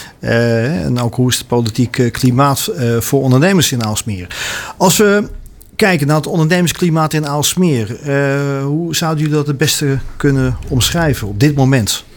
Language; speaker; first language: Dutch; native; Dutch